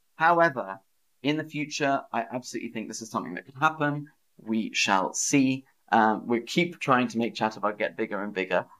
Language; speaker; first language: English; native; English